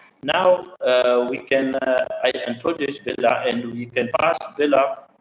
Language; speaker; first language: English; non-native, learner; French